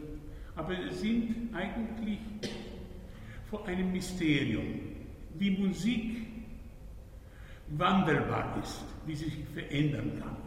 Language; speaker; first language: German; non-native, fluent; Hungarian